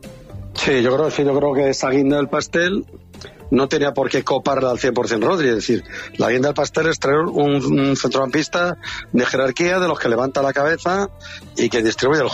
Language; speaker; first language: Spanish; native; Spanish